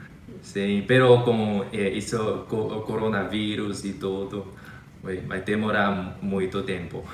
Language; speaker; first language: Portuguese; non-native, learner; Chinese